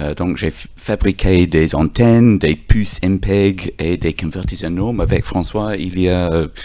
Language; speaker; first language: French; non-native, fluent; English